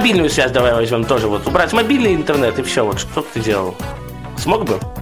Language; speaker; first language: Russian; native; Russian